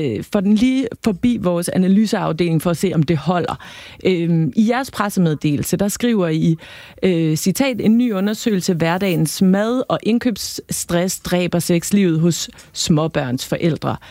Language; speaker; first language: Danish; native; Danish